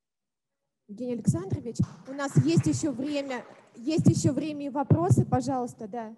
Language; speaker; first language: Russian; native; Russian